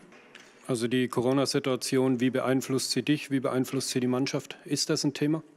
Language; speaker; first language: German; native; German